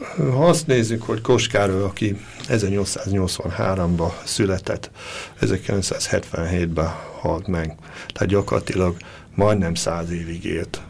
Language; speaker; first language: Hungarian; early bilingual, heritage; Hungarian